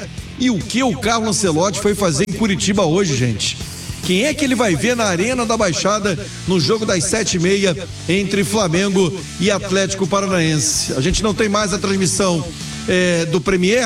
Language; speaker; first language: Portuguese; native; Portuguese